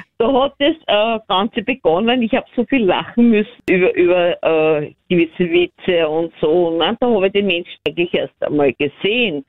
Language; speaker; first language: German; native; German